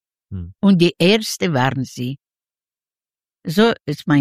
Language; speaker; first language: German; non-native, learner; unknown